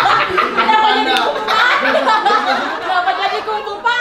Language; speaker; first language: Indonesian; native; Indonesian